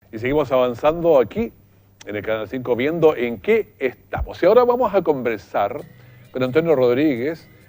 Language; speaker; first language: Spanish; native; Spanish